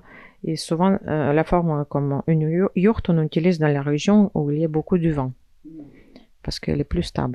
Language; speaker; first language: French; non-native, fluent; Russian